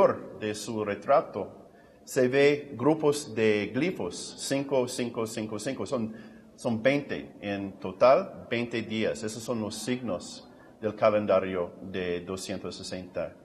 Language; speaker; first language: Spanish; non-native, fluent; English